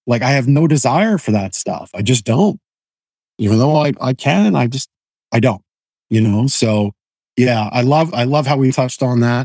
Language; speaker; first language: English; native; English